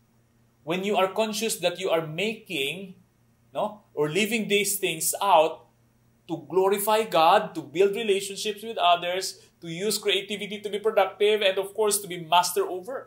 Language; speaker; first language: English; non-native, local second language; Cebuano